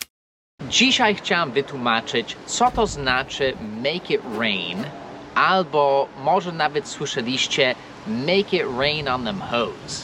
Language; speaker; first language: Polish; non-native, fluent; English